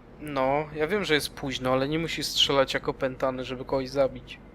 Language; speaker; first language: Polish; native; Polish